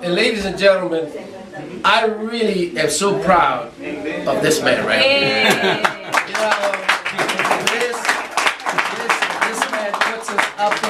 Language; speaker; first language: English; non-native, fluent; Spanish